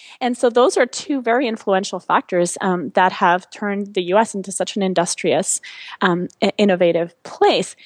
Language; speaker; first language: English; non-native, fluent; French